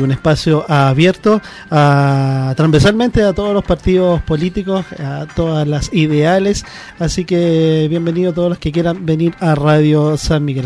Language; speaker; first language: Spanish; native; Spanish